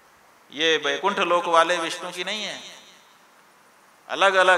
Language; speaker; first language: Hindi; native; Hindi